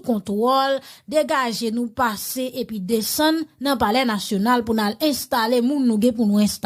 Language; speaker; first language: Haitian Creole; native; Haitian Creole